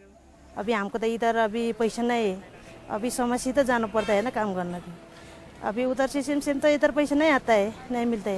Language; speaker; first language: Hindi; non-native, learner; Nepali